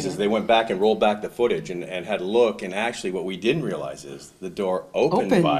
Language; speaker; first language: English; native; English